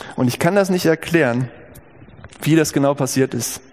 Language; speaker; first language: German; native; German